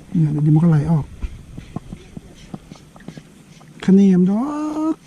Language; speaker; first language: Thai; non-native, local second language; Northeastern Thai